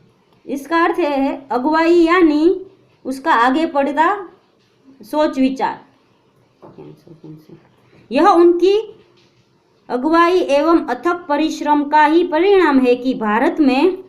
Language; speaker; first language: Hindi; non-native, local second language; Gujarati